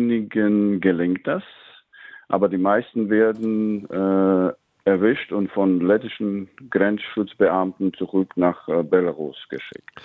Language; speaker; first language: German; non-native, fluent; Latvian